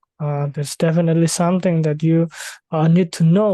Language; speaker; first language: English; non-native, fluent; Indonesian